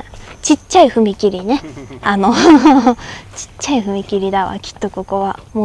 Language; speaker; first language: Japanese; native; Japanese